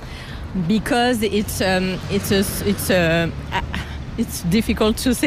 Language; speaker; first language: English; non-native, learner; French